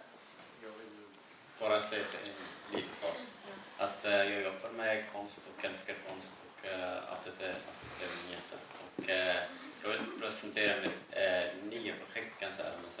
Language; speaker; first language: Swedish; non-native, learner; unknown